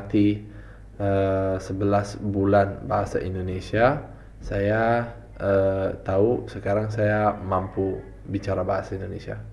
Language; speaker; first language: Indonesian; non-native, fluent; Italian